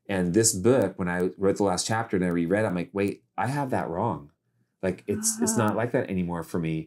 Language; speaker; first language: English; native; English